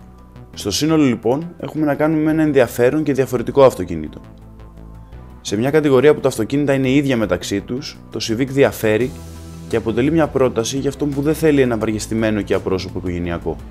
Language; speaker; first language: Greek; native; Greek